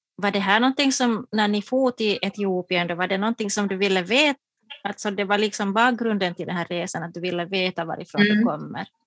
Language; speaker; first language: Swedish; native; Swedish